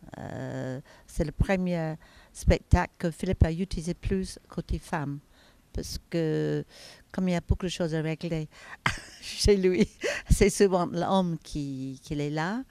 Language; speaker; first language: French; non-native, fluent; English